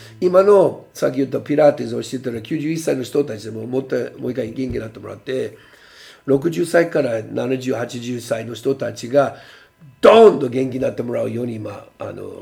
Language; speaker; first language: Japanese; non-native, fluent; English